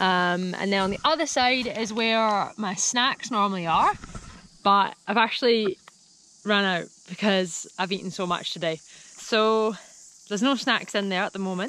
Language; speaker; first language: English; native; English